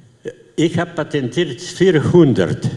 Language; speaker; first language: German; non-native, learner; Slovenian